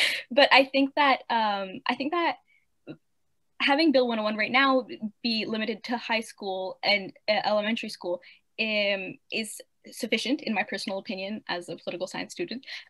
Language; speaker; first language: English; non-native, fluent; French